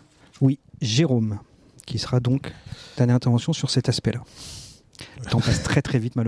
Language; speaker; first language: French; native; French